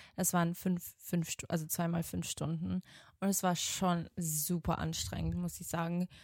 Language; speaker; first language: German; native; German